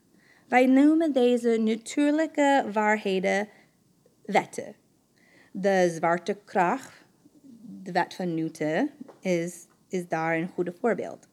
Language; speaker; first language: Dutch; non-native, fluent; English